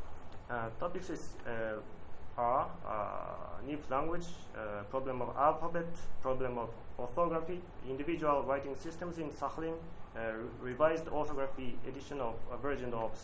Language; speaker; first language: English; non-native, learner; Japanese